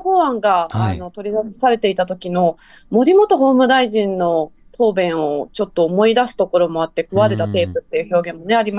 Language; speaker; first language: Japanese; native; Japanese